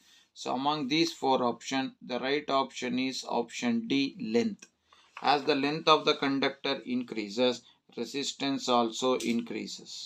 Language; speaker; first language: English; non-native, local second language; Kannada